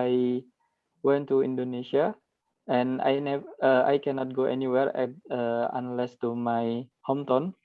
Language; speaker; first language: English; non-native, learner; Indonesian